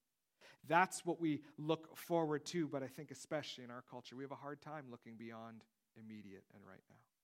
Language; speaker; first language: English; native; English